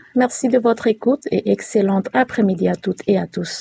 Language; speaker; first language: French; native; French